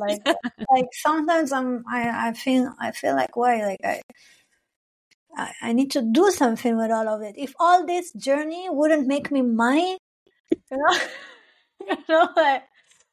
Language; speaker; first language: English; non-native, fluent; Hebrew